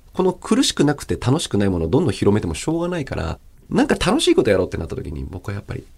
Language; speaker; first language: Japanese; early bilingual, other home language; Chinese